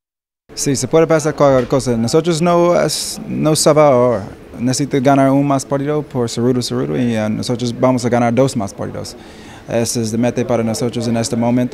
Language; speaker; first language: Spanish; non-native, learner; English